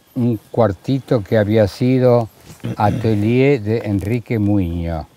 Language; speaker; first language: Spanish; native; Spanish